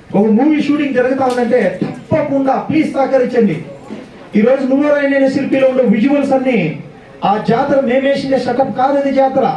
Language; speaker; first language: Telugu; native; Telugu